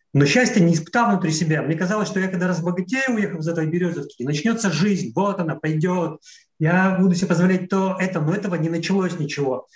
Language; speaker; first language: Russian; native; Russian